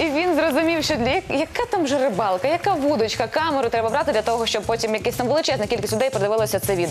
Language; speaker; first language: Ukrainian; native; Ukrainian